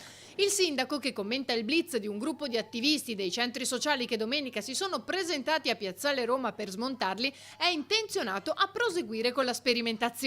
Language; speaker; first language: Italian; native; Italian